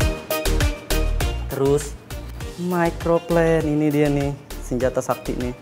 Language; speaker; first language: Indonesian; native; Indonesian